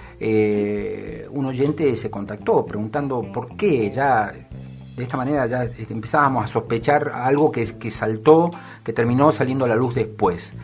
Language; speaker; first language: Spanish; native; Spanish